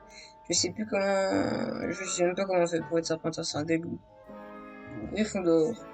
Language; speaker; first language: French; native; French